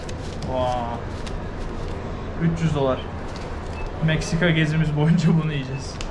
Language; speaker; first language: Turkish; native; Turkish